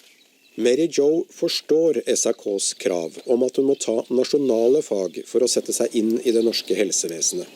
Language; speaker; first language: Norwegian; native; Norwegian